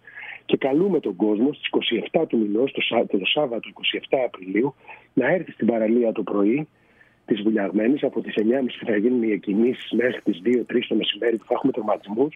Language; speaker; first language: Greek; native; Greek